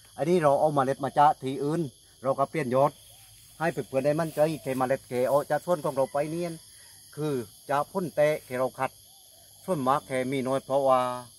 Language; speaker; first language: Thai; native; Thai